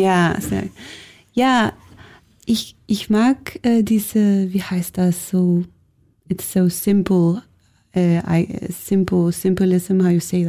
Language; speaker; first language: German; non-native, fluent; Danish